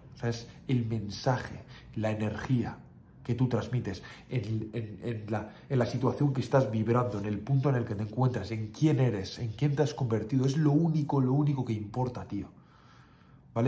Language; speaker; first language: Spanish; native; Spanish